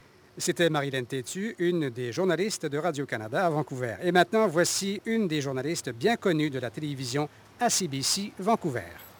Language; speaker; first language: French; native; French